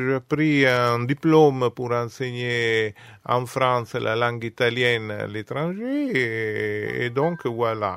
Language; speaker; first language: French; non-native, fluent; Italian